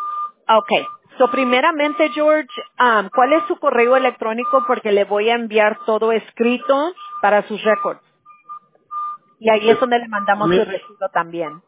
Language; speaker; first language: Spanish; early bilingual, heritage; Spanish